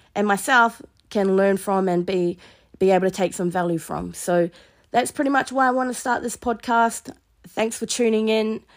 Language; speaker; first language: English; native; English